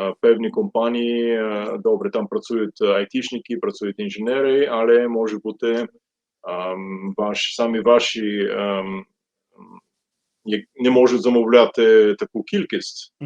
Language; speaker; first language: Ukrainian; non-native, fluent; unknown